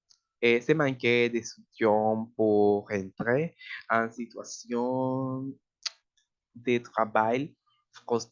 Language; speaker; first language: French; non-native, learner; Spanish